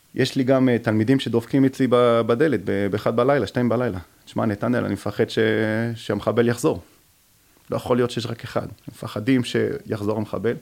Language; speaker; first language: Hebrew; early bilingual, other home language; French